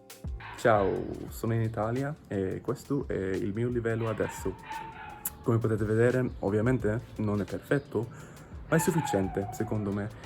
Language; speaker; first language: Italian; non-native, learner; English